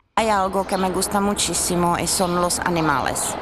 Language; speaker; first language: Spanish; non-native, fluent; Czech